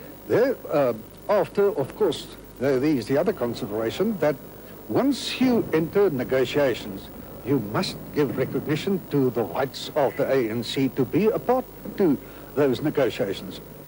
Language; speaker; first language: English; non-native, local second language; Afrikaans